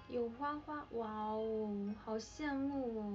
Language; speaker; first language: Chinese; native; Chinese